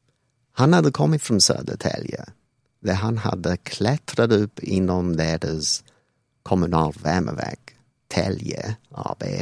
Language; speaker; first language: Swedish; non-native, fluent; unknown